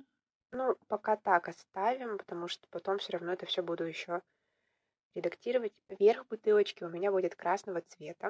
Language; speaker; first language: Russian; native; Russian